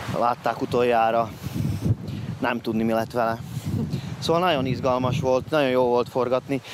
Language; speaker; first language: Hungarian; native; Hungarian